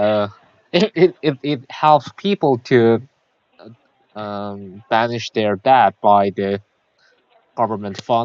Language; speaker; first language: English; non-native, learner; Korean